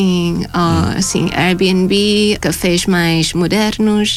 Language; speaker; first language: Portuguese; non-native, fluent; Thai